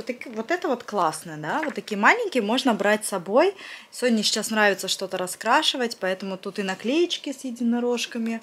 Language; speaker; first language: Russian; native; Russian